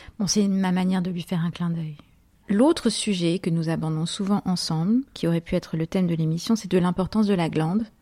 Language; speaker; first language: French; native; French